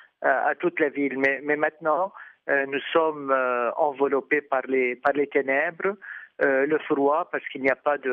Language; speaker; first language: French; non-native, fluent; Arabic